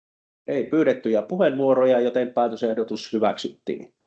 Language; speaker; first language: Finnish; native; Finnish